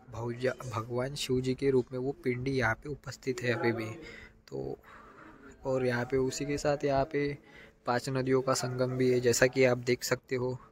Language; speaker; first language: Hindi; non-native, local second language; Marathi